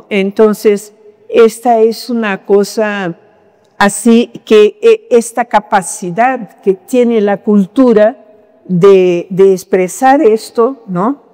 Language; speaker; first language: Spanish; non-native, fluent; Portuguese